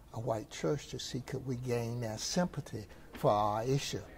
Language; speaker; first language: English; native; English